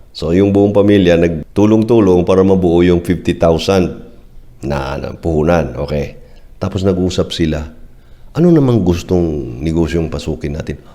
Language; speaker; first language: Filipino; non-native, local second language; Cebuano